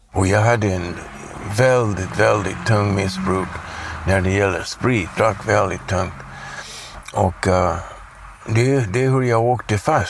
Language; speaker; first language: Swedish; non-native, fluent; English